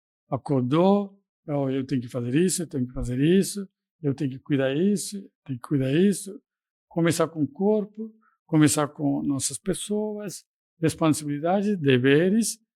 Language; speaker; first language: Portuguese; non-native, fluent; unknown